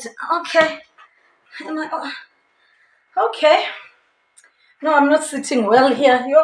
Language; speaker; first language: English; non-native, local second language; Xhosa